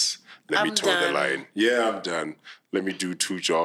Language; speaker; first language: English; non-native, local second language; Southern Sotho